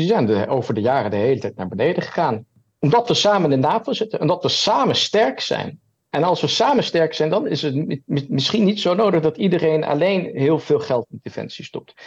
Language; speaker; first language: Dutch; early bilingual, heritage; German